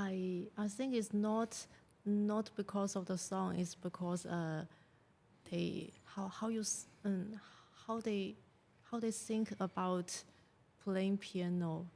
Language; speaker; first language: English; non-native, learner; Chinese